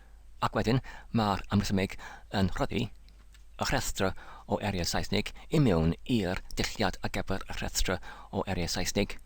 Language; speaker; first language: Welsh; non-native, learner; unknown